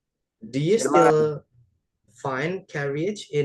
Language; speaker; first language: English; non-native, fluent; Indonesian